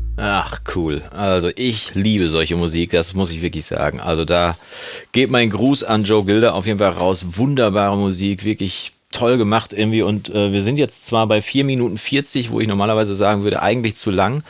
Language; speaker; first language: German; native; German